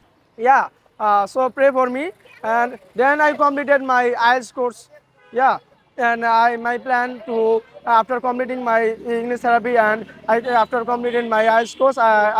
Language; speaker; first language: English; non-native, learner; Bangla